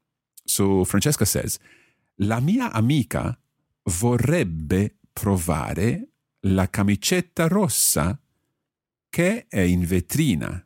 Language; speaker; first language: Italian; non-native, fluent; English